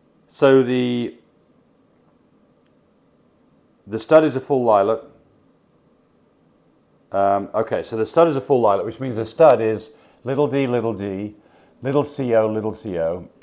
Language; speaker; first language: English; native; English